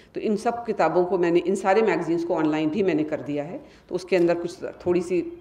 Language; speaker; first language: Hindi; native; Hindi